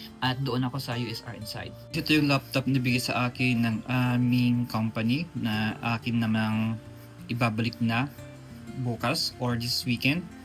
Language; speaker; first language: Filipino; native; Filipino